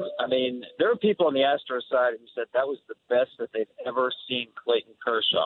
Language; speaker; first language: English; native; English